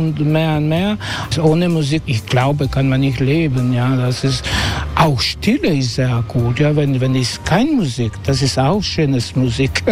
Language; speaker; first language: German; non-native, learner; Croatian